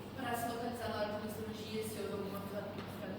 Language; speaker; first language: Spanish; non-native, learner; Portuguese